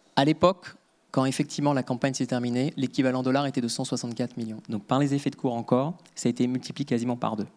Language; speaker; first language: French; native; French